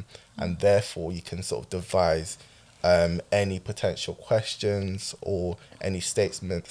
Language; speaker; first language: English; native; English